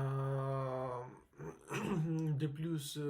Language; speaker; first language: French; non-native, learner; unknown